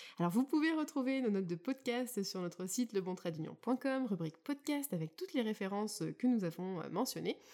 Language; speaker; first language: French; native; French